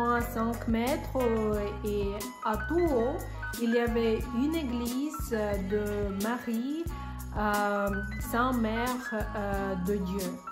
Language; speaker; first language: French; non-native, fluent; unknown